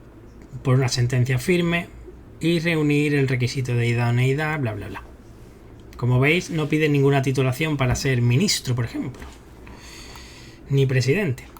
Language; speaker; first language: Spanish; native; Spanish